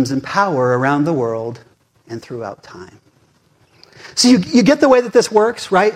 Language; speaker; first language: English; native; English